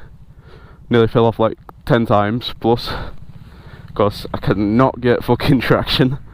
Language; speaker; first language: English; native; English